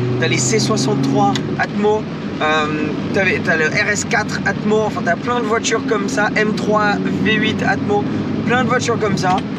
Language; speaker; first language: French; native; French